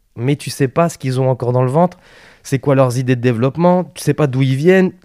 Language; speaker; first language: French; native; French